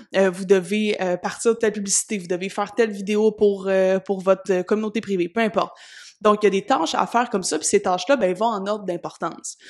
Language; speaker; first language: French; native; French